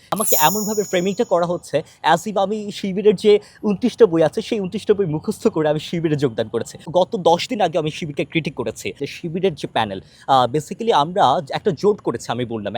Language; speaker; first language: Bangla; non-native, local second language; Chakma